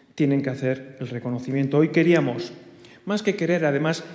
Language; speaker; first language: Spanish; non-native, local second language; Basque